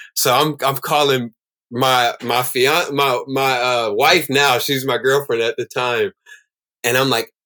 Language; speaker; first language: English; native; English